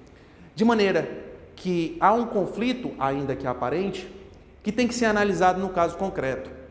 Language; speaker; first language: Portuguese; native; Portuguese